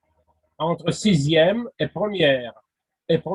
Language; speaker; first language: French; non-native, fluent; Russian